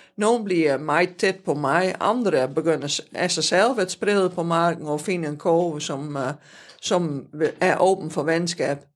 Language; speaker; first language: Danish; non-native, fluent; Dutch